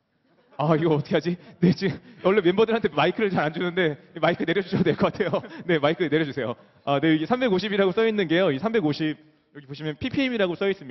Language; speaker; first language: Korean; native; Korean